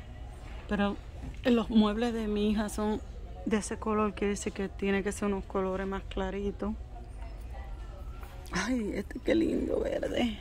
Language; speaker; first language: Spanish; early bilingual, heritage; Spanish